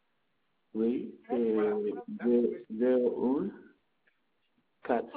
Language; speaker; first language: French; non-native, learner; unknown